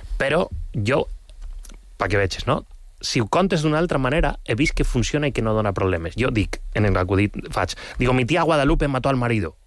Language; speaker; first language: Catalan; non-native, local second language; Spanish